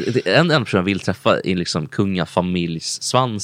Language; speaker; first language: Swedish; native; Swedish